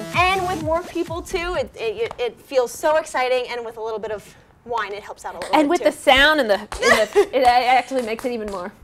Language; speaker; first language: English; native; English